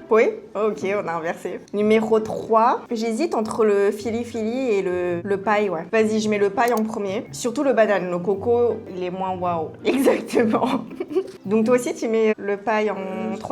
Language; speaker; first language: French; native; French